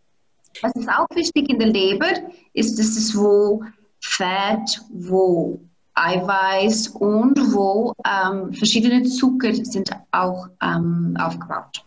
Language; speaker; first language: German; non-native, fluent; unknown